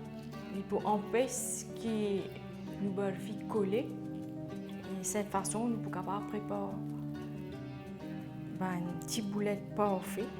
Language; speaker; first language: French; non-native, local second language; Morisyen